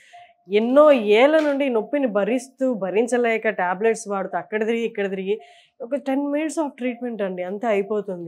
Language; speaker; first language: Telugu; native; Telugu